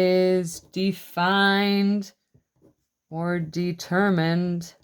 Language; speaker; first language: English; native; English